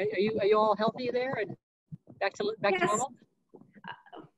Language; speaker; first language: English; non-native, fluent; Portuguese